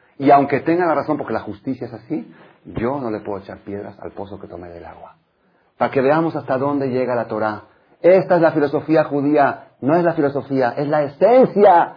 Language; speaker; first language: Spanish; non-native, fluent; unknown